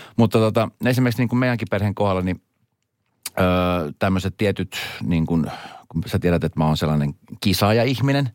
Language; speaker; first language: Finnish; early bilingual, other home language; Swedish